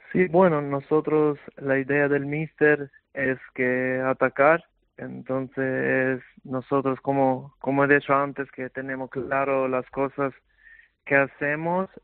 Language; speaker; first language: Spanish; non-native, fluent; Albanian